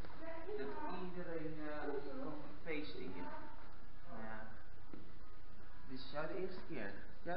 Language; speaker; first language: Dutch; non-native, local second language; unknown